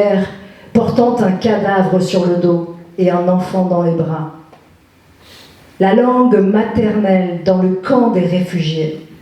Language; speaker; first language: French; native; French